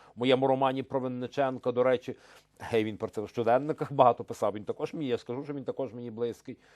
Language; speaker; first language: Ukrainian; native; Ukrainian